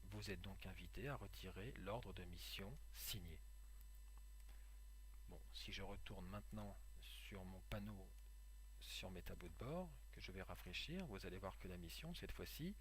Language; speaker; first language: French; native; French